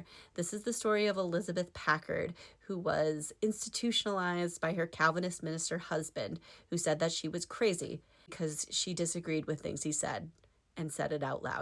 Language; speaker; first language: English; native; English